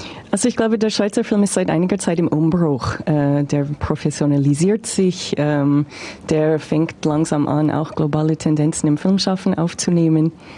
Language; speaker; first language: German; non-native, fluent; English